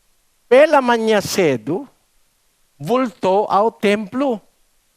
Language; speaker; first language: Portuguese; non-native, learner; Filipino